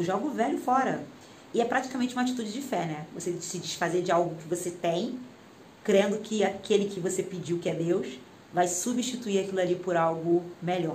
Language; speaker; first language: Portuguese; native; Portuguese